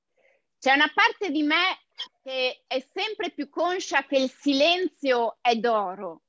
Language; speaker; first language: Italian; native; Italian